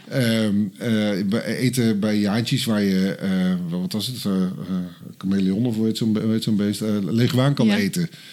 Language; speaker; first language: Dutch; native; Dutch